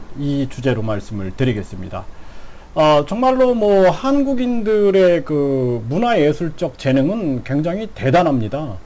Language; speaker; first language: Korean; native; Korean